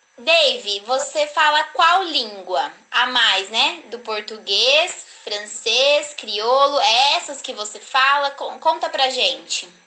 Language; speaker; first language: Portuguese; native; Portuguese